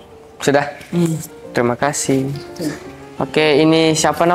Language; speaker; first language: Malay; early bilingual, heritage; Malay